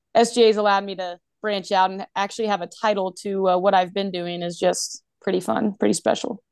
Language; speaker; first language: English; native; English